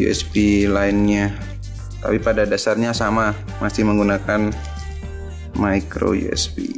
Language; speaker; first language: Indonesian; native; Indonesian